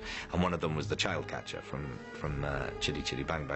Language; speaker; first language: English; native; English